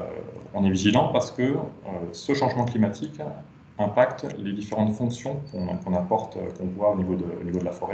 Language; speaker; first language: French; native; French